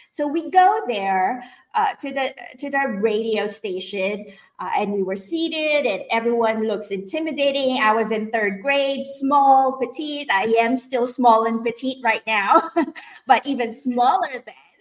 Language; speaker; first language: English; non-native, local second language; Filipino